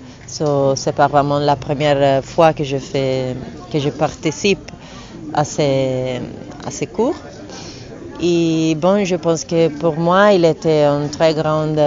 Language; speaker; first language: French; non-native, fluent; Italian